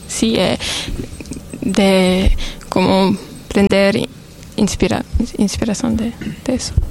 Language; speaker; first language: Spanish; non-native, learner; Italian